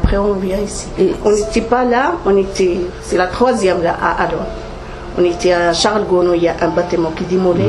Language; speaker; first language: French; non-native, learner; Arabic